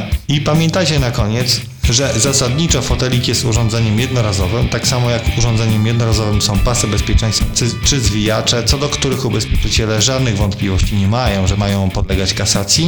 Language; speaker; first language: Polish; native; Polish